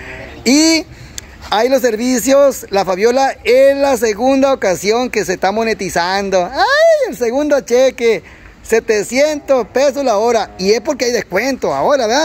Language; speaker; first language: Spanish; native; Spanish